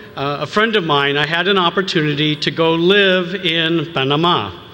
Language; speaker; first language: English; native; English